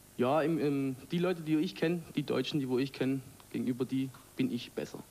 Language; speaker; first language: German; early bilingual, other home language; Italian